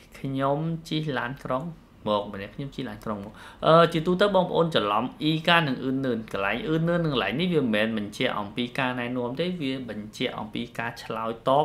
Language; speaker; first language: Korean; non-native, fluent; Khmer